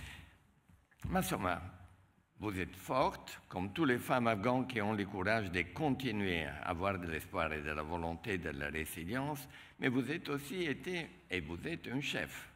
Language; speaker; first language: French; non-native, fluent; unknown